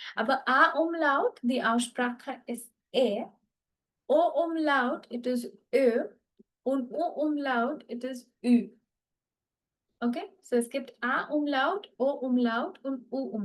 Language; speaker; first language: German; non-native, fluent; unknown